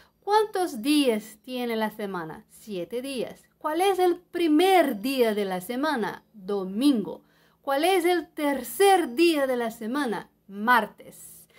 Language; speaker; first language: Spanish; non-native, fluent; Portuguese